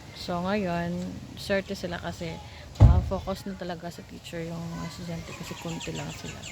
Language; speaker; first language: Filipino; non-native, local second language; Cebuano